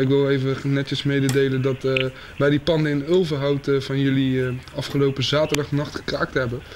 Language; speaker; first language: Dutch; native; Dutch